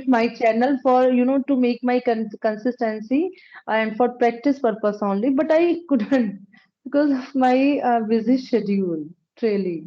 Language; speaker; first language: English; non-native, local second language; Punjabi